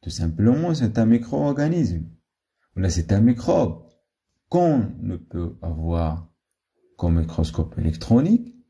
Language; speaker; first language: French; non-native, local second language; Arabic